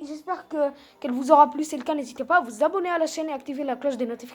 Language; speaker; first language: French; native; French